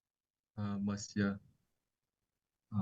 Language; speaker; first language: French; non-native, learner; Vietnamese